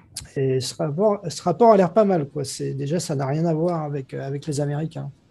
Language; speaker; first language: French; native; French